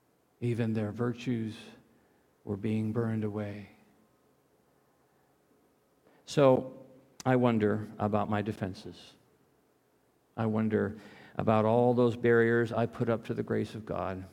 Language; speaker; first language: English; native; English